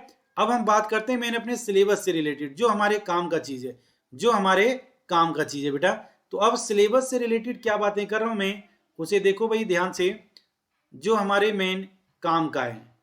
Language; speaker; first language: Hindi; native; Hindi